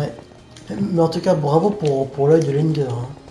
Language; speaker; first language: French; native; French